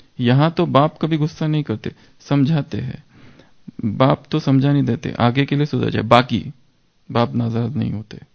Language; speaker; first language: Hindi; native; Hindi